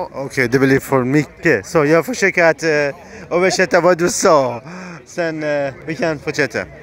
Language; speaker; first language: Swedish; non-native, learner; Persian